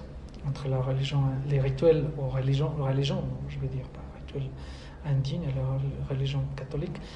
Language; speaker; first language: French; non-native, fluent; Spanish